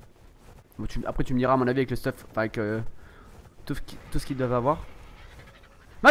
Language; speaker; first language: French; native; French